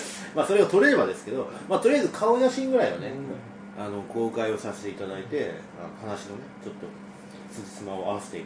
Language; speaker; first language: Japanese; native; Japanese